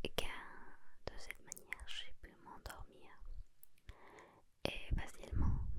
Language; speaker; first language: French; non-native, learner; Spanish